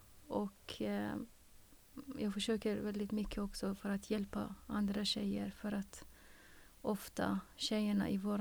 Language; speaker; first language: Swedish; non-native, fluent; Persian